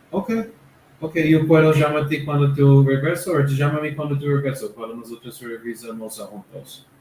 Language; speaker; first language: Spanish; non-native, learner; English